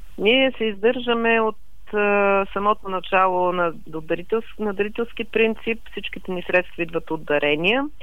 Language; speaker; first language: Bulgarian; native; Bulgarian